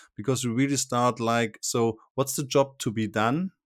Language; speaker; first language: English; non-native, fluent; German